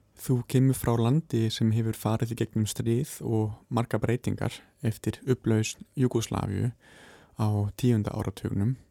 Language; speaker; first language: Icelandic; non-native, fluent; German